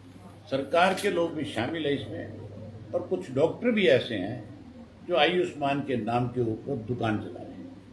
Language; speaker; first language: Hindi; native; Hindi